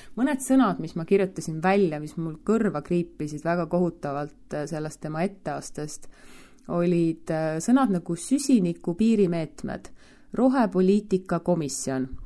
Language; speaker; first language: Estonian; native; Estonian